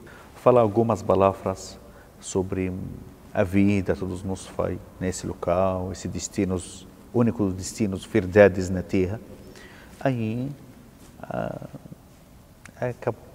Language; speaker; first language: Portuguese; non-native, learner; Arabic